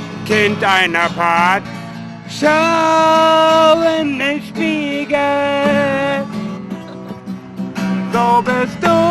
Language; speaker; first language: German; native; German